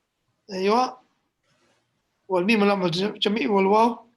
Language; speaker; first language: Arabic; non-native, fluent; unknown